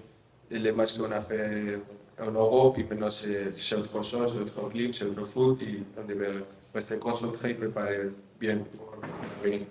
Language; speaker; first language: French; non-native, fluent; Spanish